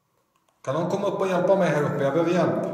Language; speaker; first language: Swedish; native; Swedish